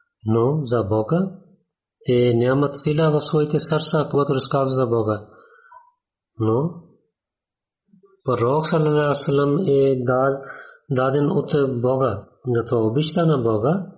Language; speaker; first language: Bulgarian; non-native, learner; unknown